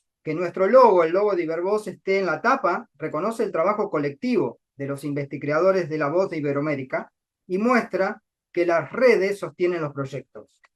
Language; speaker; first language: Spanish; native; Spanish